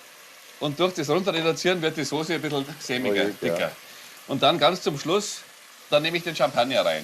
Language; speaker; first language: German; native; German